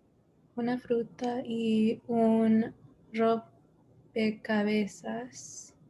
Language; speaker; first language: Spanish; non-native, learner; English